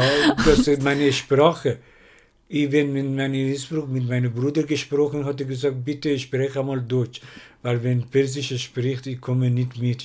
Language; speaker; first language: German; non-native, learner; Persian